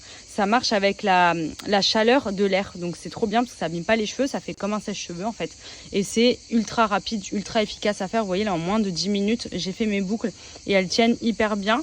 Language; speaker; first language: French; native; French